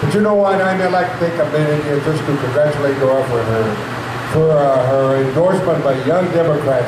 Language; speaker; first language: English; early bilingual, other home language; Spanish